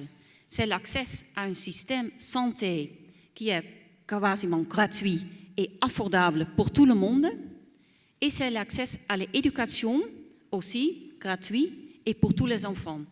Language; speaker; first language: French; non-native, fluent; Dutch